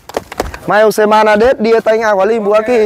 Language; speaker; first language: Portuguese; non-native, learner; Vietnamese